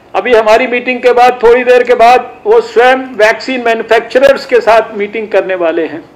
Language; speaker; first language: Hindi; native; Hindi